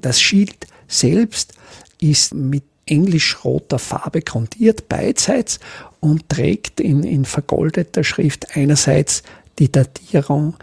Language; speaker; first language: German; native; German